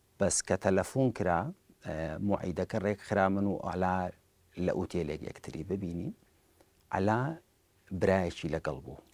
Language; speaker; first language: Central Kurdish; early bilingual, heritage; Central Kurdish